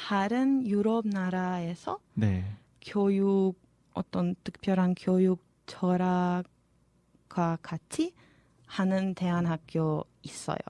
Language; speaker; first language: Korean; non-native, fluent; Serbian